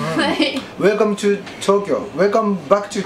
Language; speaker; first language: English; non-native, learner; Japanese